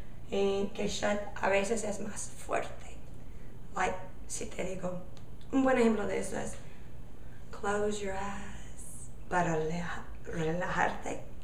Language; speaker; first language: Spanish; non-native, fluent; English